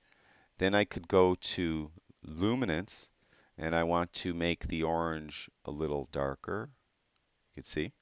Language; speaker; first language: English; native; English